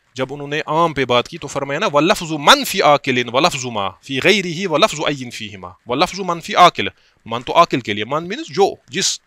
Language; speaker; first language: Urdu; non-native, local second language; Kashmiri